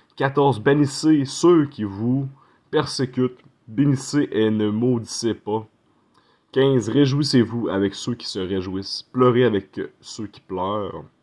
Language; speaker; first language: French; native; French